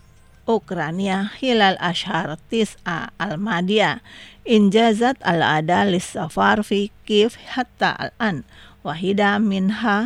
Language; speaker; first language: Arabic; non-native, fluent; Indonesian